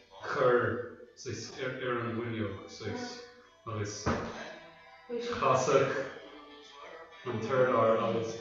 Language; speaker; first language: Irish; non-native, learner; English